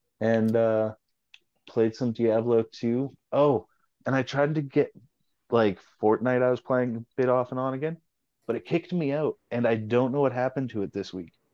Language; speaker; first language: English; native; English